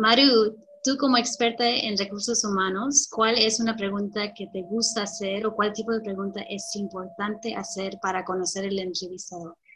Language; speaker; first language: Spanish; early bilingual, heritage; Spanish